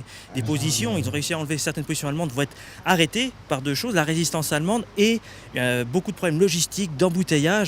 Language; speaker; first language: French; native; French